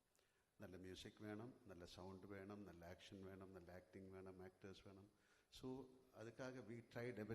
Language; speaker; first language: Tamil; non-native, learner; Malayalam